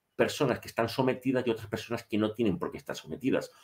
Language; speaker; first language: Spanish; native; Spanish